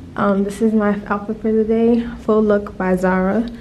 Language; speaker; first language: English; native; English